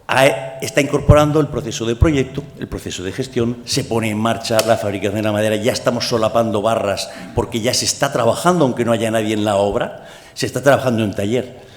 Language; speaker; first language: Spanish; native; Spanish